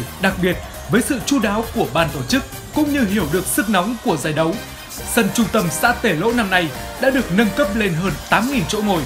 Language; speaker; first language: Vietnamese; native; Vietnamese